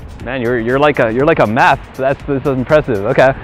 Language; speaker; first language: English; native; English